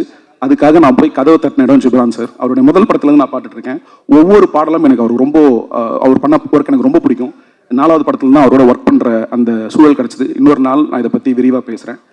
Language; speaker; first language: Tamil; native; Tamil